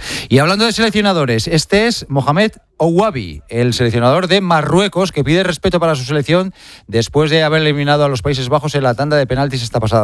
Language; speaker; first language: Spanish; native; Spanish